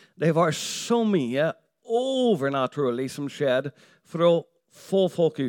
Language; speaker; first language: Norwegian; non-native, fluent; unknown